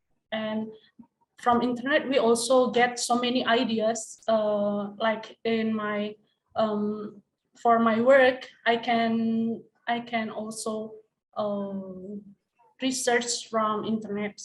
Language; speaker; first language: English; non-native, learner; Indonesian